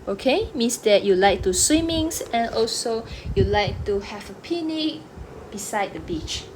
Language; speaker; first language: English; non-native, local second language; Malay